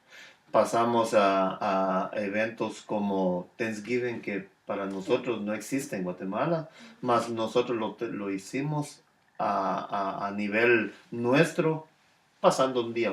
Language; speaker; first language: Spanish; native; Spanish